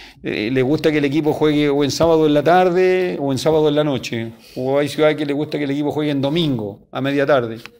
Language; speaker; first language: Spanish; native; Spanish